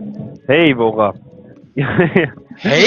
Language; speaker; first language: German; non-native, learner; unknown